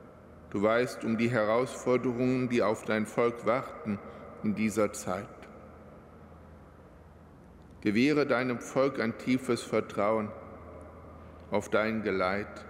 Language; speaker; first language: German; native; German